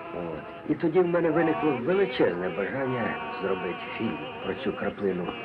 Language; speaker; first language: Ukrainian; native; Ukrainian